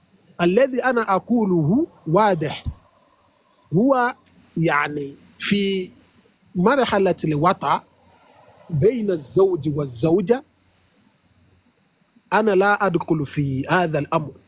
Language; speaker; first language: Arabic; non-native, fluent; Yoruba